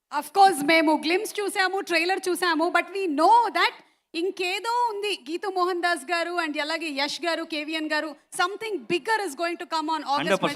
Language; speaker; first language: Telugu; native; Telugu